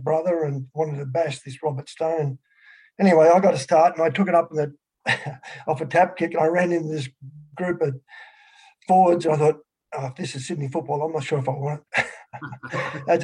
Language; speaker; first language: English; native; English